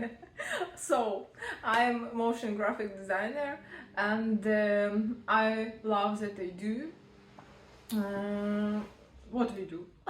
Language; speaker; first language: English; non-native, learner; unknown